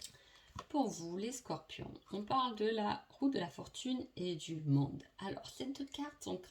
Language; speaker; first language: French; native; French